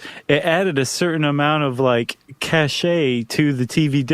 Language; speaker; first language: English; native; English